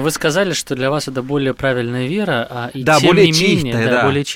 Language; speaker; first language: Russian; native; Russian